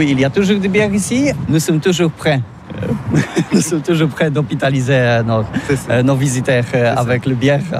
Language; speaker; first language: French; non-native, learner; Polish